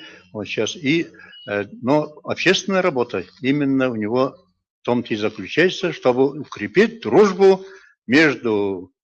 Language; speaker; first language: Russian; non-native, local second language; Bashkir